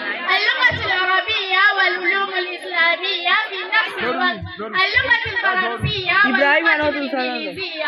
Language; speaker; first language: Arabic; non-native, learner; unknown